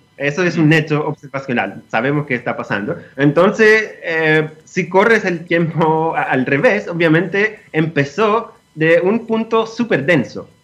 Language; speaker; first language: Spanish; non-native, fluent; Greek